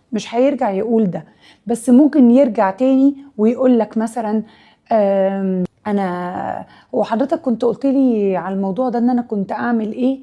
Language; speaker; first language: Arabic; native; Arabic